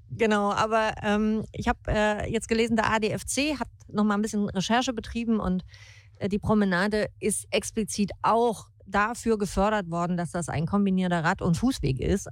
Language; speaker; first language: German; native; German